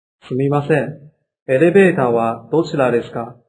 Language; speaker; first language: Japanese; non-native, fluent; Chinese